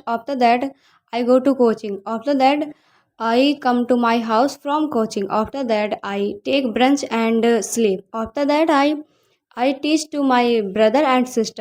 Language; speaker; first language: English; non-native, learner; Hindi